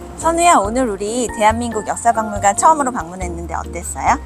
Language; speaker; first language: Korean; native; Korean